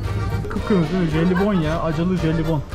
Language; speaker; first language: Turkish; native; Turkish